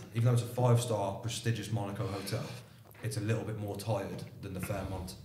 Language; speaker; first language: English; native; English